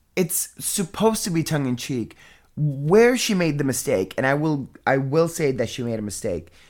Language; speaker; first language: English; non-native, fluent; Italian